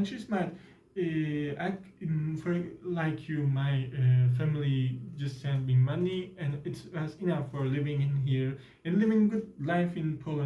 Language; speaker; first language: English; non-native, learner; Turkish